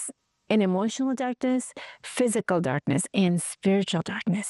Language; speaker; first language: English; non-native, fluent; Spanish